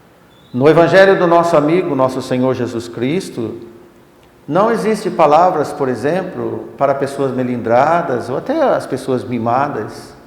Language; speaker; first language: Portuguese; native; Portuguese